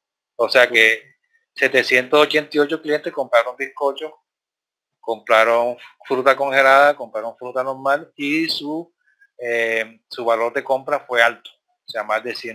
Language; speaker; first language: Spanish; native; Spanish